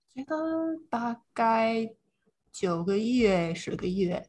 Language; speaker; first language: Chinese; non-native, fluent; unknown